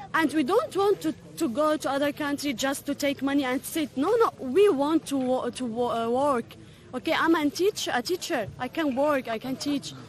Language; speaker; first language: English; non-native, fluent; Arabic